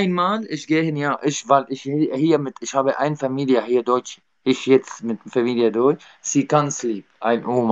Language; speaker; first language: German; non-native, learner; Arabic